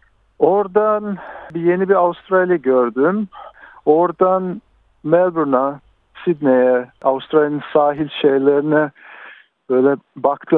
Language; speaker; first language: Turkish; early bilingual, heritage; Turkish